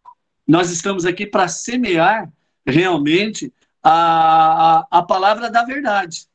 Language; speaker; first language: Portuguese; native; Portuguese